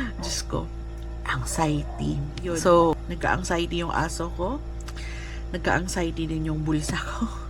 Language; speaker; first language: Filipino; non-native, local second language; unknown